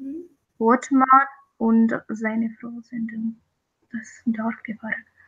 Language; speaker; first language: German; non-native, learner; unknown